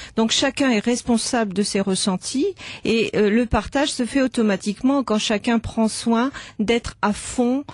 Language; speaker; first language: French; native; French